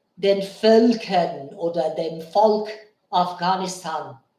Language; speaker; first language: German; non-native, learner; Bangla